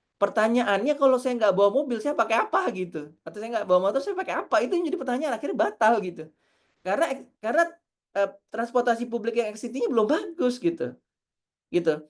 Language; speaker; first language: Indonesian; native; Indonesian